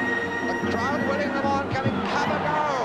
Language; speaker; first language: English; native; English